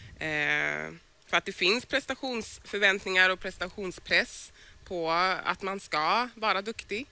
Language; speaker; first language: Swedish; early bilingual, other home language; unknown